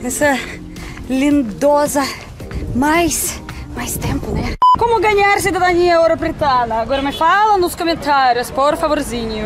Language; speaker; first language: Portuguese; non-native, fluent; Russian